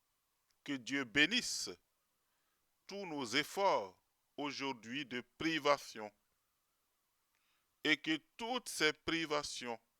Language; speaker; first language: French; native; French